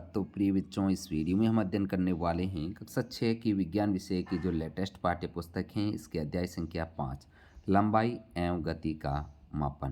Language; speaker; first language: Hindi; native; Hindi